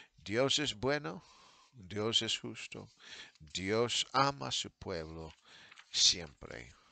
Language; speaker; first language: Spanish; non-native, fluent; English